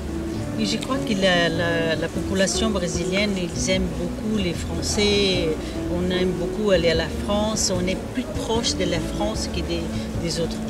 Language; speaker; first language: French; non-native, learner; Portuguese